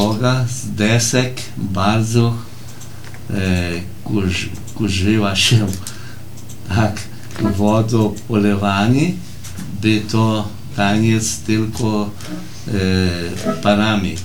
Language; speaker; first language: Polish; early bilingual, heritage; Portuguese